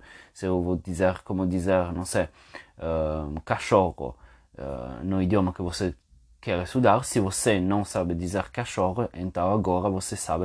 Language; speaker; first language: Portuguese; non-native, fluent; Spanish